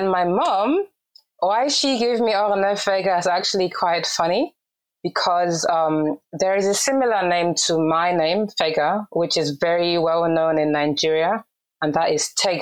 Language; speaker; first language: English; non-native, fluent; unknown